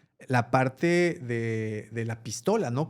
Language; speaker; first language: Spanish; native; Spanish